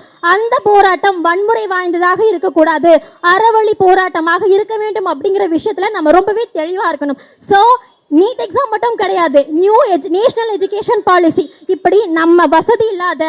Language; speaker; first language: Tamil; native; Tamil